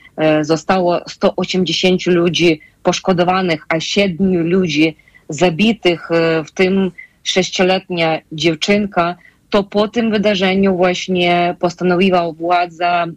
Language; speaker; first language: Polish; non-native, fluent; Ukrainian